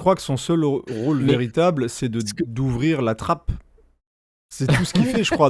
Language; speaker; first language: French; native; French